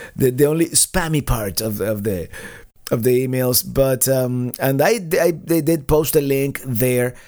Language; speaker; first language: English; non-native, fluent; Spanish